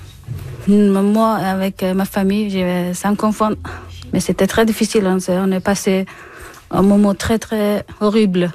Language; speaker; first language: French; non-native, learner; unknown